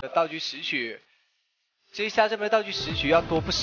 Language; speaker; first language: Chinese; native; Chinese